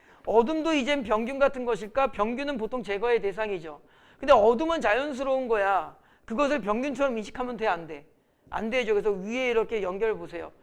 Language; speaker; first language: Korean; native; Korean